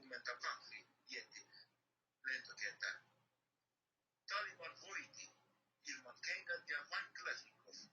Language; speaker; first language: Finnish; non-native, learner; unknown